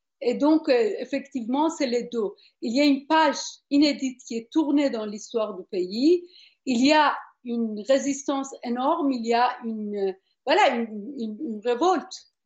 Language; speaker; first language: French; non-native, fluent; Persian